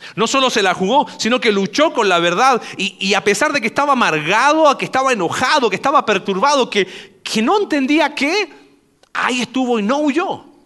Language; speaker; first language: Spanish; native; Spanish